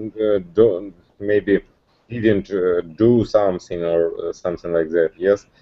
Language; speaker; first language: English; non-native, learner; Russian